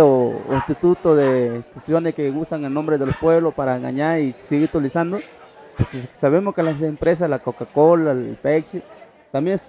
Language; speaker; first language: Spanish; non-native, local second language; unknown